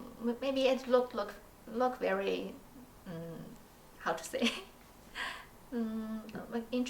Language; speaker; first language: English; non-native, learner; Chinese